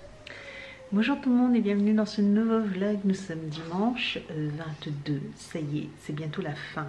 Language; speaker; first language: French; native; French